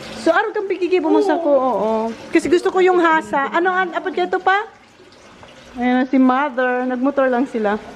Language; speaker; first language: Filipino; non-native, local second language; Bikol